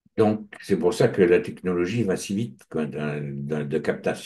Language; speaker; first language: French; native; French